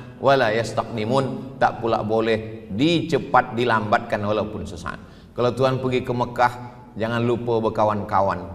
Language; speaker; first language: Malay; native; Malay